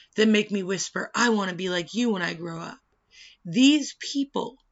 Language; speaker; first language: English; native; English